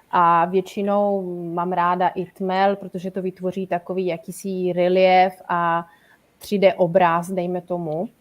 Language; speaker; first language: Czech; non-native, fluent; Italian